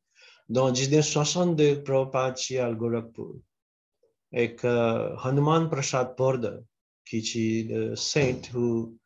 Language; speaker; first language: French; non-native, local second language; Morisyen